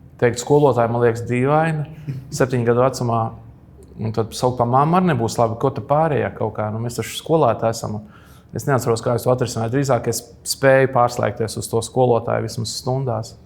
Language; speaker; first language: Latvian; native; Latvian